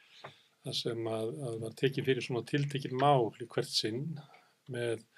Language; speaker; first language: Icelandic; native; Icelandic